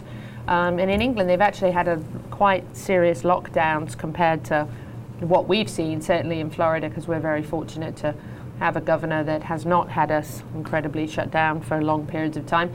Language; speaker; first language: English; native; English